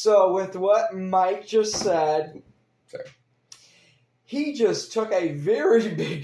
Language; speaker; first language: English; native; English